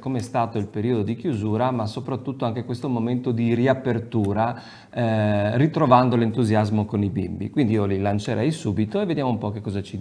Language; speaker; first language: Italian; native; Italian